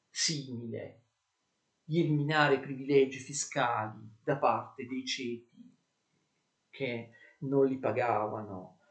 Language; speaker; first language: Italian; native; Italian